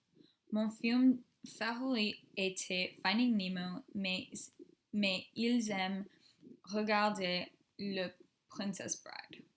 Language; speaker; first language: French; non-native, learner; English